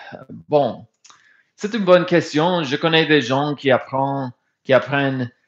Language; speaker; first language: French; non-native, fluent; English